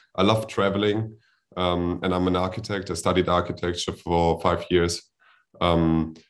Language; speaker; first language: English; non-native, fluent; German